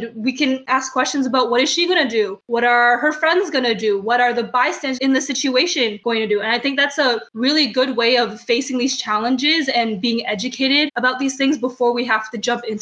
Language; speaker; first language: English; native; English